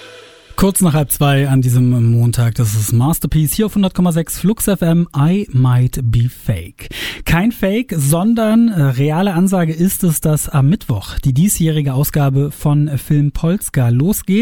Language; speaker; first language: German; native; German